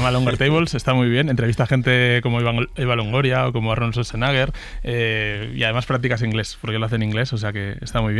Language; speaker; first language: Spanish; native; Spanish